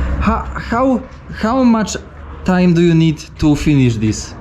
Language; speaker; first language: English; non-native, learner; Polish